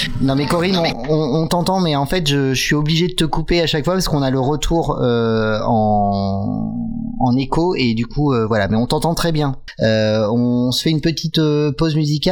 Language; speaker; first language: French; native; French